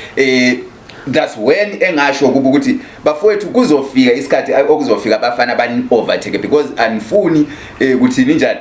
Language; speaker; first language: Zulu; native; Zulu